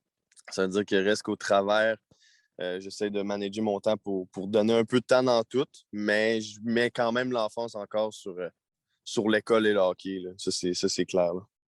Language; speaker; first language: French; native; French